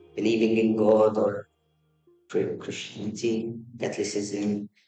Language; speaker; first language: English; non-native, fluent; Maltese